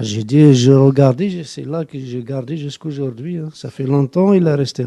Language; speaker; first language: French; non-native, local second language; Arabic